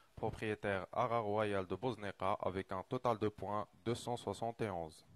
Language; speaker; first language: French; non-native, local second language; Arabic